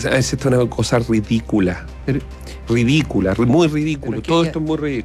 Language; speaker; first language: Spanish; native; Spanish